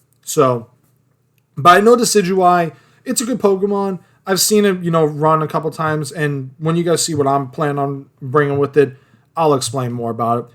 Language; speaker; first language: English; native; English